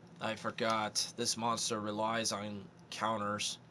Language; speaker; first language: English; native; English